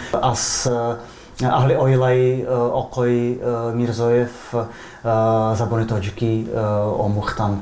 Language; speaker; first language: Persian; non-native, fluent; Czech